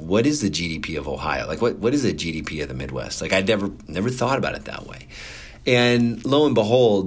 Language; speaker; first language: English; native; English